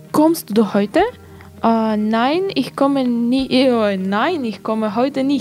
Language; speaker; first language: German; non-native, learner; Russian